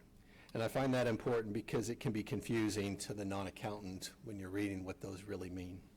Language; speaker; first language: English; native; English